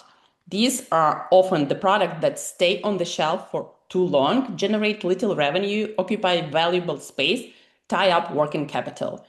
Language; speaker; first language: English; non-native, fluent; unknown